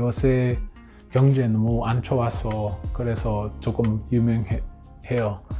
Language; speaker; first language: Korean; non-native, learner; English